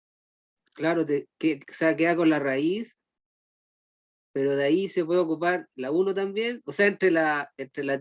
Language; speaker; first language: Spanish; native; Spanish